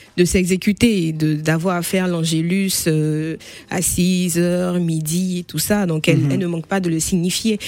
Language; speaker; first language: French; native; French